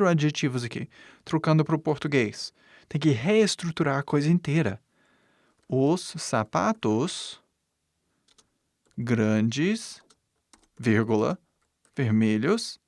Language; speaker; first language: Portuguese; non-native, fluent; English